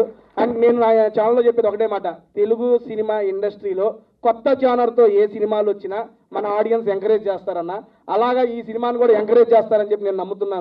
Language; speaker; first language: Telugu; native; Telugu